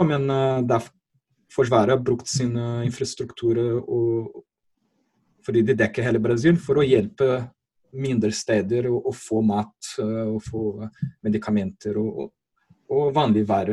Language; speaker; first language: Norwegian; non-native, fluent; Portuguese